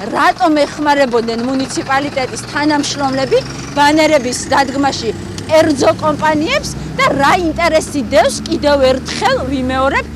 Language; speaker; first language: Georgian; native; Georgian